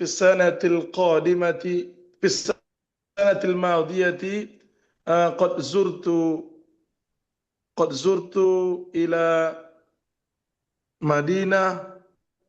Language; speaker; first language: Arabic; non-native, learner; Indonesian